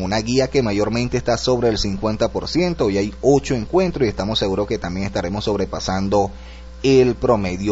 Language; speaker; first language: Spanish; native; Spanish